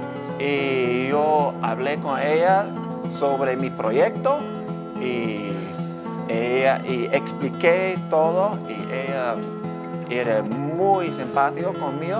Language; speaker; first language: Spanish; non-native, learner; English